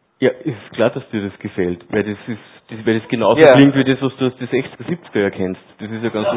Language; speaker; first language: German; native; German